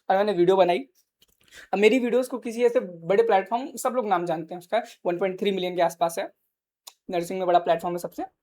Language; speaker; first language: Hindi; native; Hindi